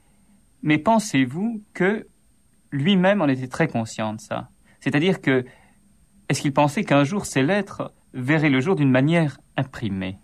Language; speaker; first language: French; native; French